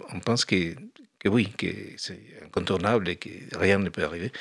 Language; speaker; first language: French; non-native, fluent; Spanish